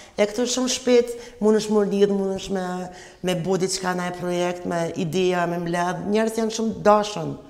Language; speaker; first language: Albanian; early bilingual, heritage; Albanian